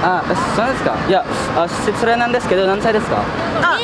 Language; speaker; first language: Japanese; non-native, learner; Indonesian